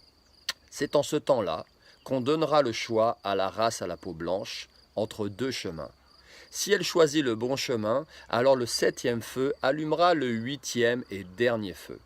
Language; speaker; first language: French; native; French